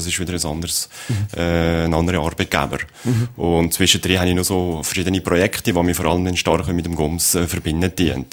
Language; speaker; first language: German; native; German